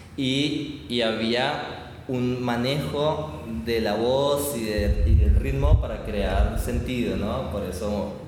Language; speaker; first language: Spanish; native; Spanish